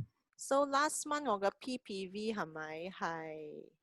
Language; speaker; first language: Chinese; native; Chinese